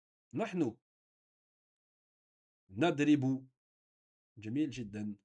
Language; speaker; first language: Arabic; non-native, fluent; French